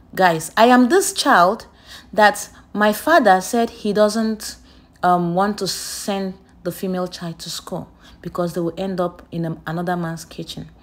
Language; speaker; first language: English; non-native, local second language; Igbo